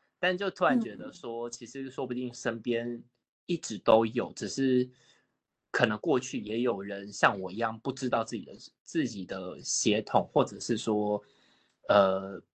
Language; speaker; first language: Chinese; native; Chinese